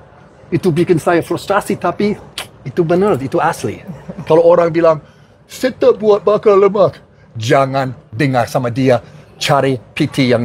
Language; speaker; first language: Indonesian; non-native, fluent; English